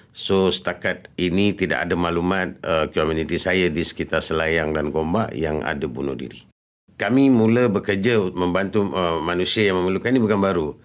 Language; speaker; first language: Malay; early bilingual, other home language; Rohingya